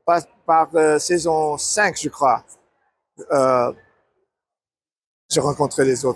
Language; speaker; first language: French; non-native, learner; English